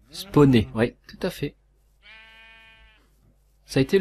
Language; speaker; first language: French; native; French